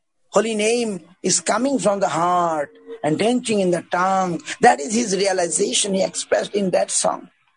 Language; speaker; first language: English; non-native, local second language; Bangla